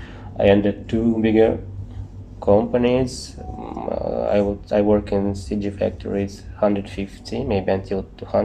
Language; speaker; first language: English; non-native, learner; Russian